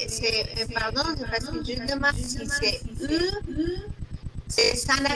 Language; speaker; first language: French; non-native, fluent; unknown